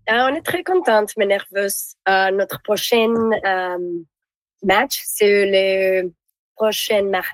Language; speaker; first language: French; non-native, learner; Spanish